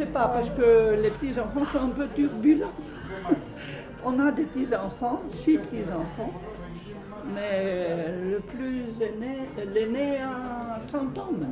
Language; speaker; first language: French; non-native, fluent; Greek